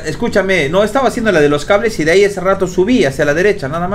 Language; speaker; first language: Spanish; native; Spanish